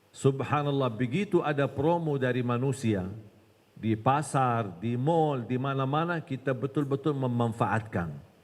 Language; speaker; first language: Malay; non-native, fluent; Arabic